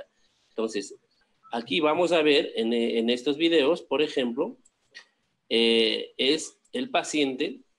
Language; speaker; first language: Spanish; native; Spanish